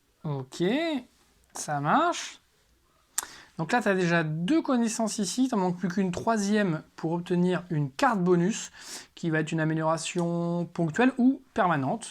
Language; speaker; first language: French; native; French